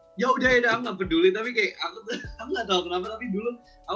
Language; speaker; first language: Indonesian; early bilingual, heritage; Indonesian